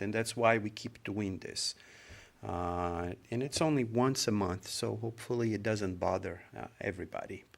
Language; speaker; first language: English; non-native, fluent; Portuguese